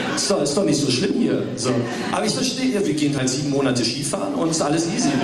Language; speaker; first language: German; early bilingual, other home language; English